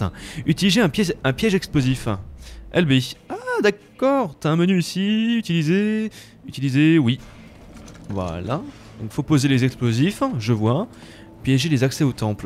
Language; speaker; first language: French; native; French